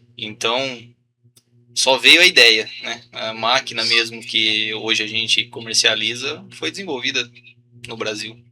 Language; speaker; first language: Portuguese; native; Portuguese